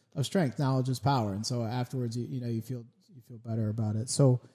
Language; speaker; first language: English; native; English